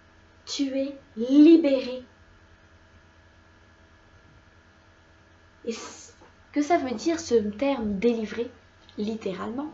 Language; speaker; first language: French; native; French